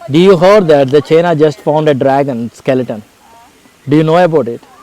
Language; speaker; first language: English; non-native, local second language; Telugu